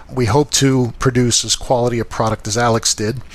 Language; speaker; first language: English; native; English